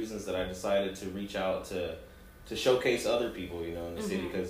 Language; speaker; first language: English; early bilingual, other home language; Spanish